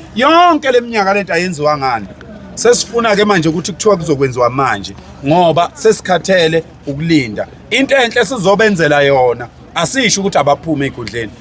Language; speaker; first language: Zulu; native; Zulu